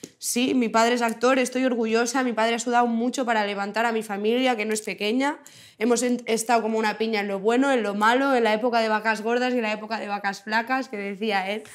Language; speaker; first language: Spanish; non-native, local second language; Catalan